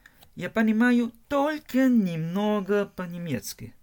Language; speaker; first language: Russian; non-native, learner; German